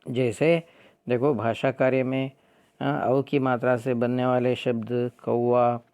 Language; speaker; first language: Hindi; non-native, local second language; Kannada